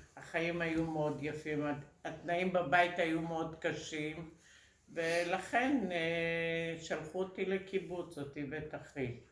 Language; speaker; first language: Hebrew; early bilingual, other home language; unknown